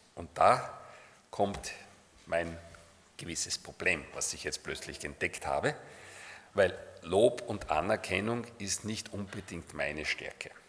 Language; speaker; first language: German; native; German